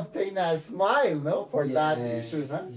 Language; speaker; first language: English; non-native, fluent; Spanish